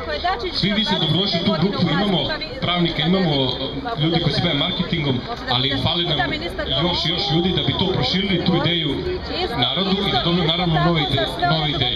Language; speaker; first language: Serbian; native; Serbian